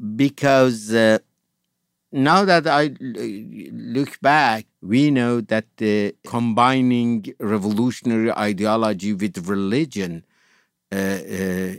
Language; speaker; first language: English; non-native, fluent; Persian